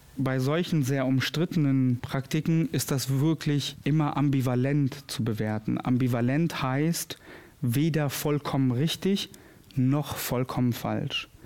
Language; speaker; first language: German; early bilingual, other home language; Albanian